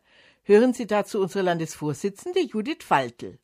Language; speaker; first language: German; native; German